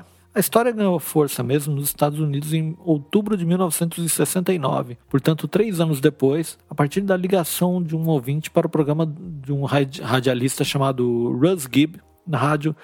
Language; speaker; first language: Portuguese; native; Portuguese